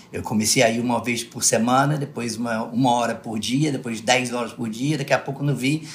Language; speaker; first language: Portuguese; early bilingual, other home language; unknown